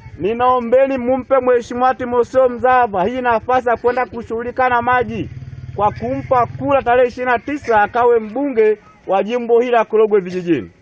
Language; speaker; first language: Swahili; native; Swahili